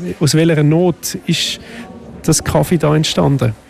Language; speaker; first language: German; native; German